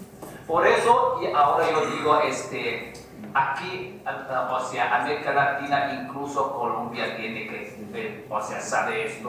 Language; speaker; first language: Spanish; non-native, fluent; Chinese